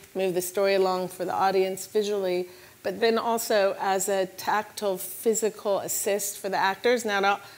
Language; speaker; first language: English; native; English